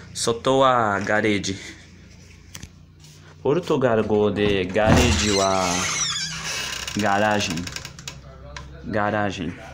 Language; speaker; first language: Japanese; non-native, learner; Portuguese